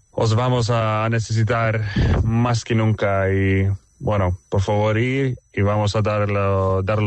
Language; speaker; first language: Spanish; non-native, fluent; Swedish